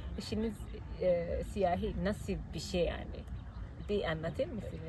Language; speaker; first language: Turkish; non-native, fluent; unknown